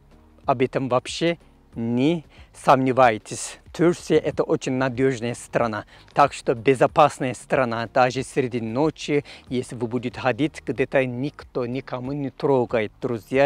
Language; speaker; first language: Russian; non-native, fluent; Turkish